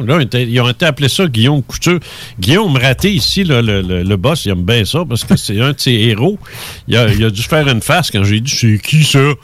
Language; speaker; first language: French; early bilingual, other home language; Spanish